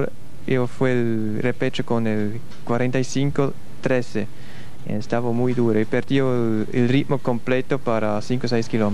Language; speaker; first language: Spanish; non-native, learner; Swiss German